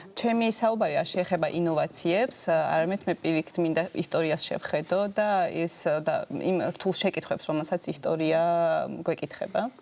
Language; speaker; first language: Georgian; native; Georgian